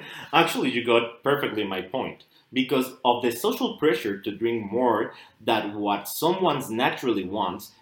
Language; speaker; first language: English; non-native, fluent; Spanish